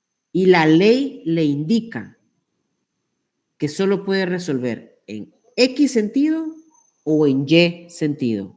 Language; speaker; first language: Spanish; native; Spanish